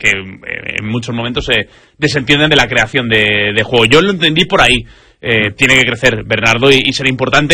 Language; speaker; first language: Spanish; native; Spanish